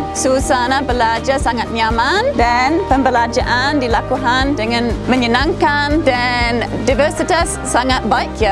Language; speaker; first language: Indonesian; non-native, learner; English